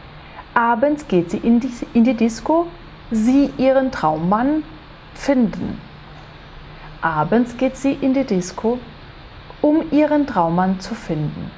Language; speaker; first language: German; non-native, fluent; Portuguese